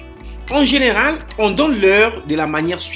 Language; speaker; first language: French; non-native, fluent; Spanish